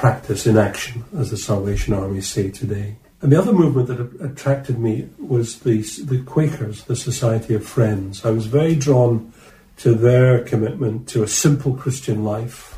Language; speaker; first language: English; native; English